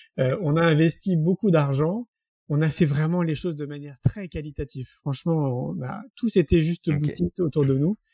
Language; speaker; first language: French; native; French